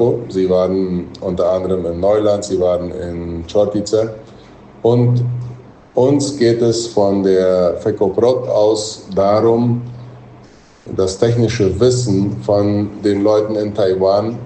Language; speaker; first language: German; non-native, local second language; Plautdietsch